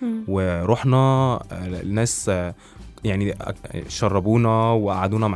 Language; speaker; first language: Arabic; native; Arabic